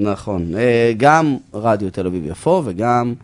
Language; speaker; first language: Hebrew; native; Hebrew